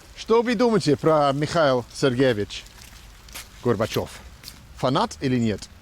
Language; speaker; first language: Russian; non-native, learner; English